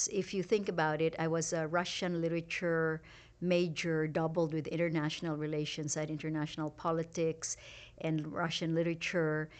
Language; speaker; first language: English; non-native, local second language; Hiligaynon